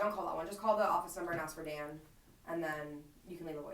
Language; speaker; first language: English; native; English